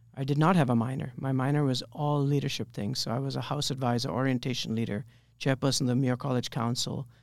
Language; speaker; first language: English; native; English